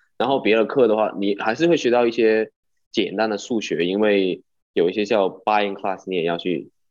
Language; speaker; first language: Chinese; non-native, local second language; Cantonese